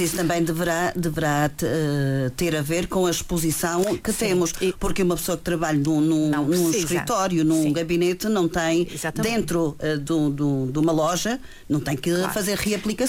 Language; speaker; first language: Portuguese; native; Portuguese